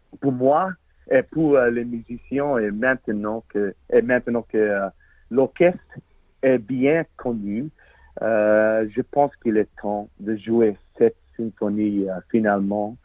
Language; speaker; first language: French; non-native, learner; English